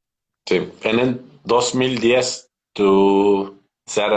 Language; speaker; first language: Spanish; non-native, learner; Turkish